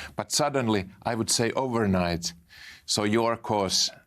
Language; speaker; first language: English; non-native, fluent; Finnish